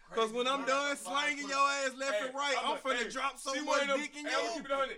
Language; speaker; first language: English; native; English